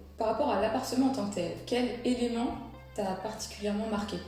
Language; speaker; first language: French; native; French